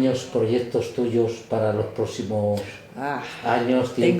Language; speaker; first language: Spanish; native; Spanish